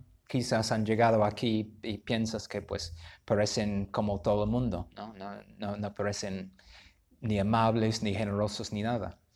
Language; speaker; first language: Spanish; non-native, fluent; English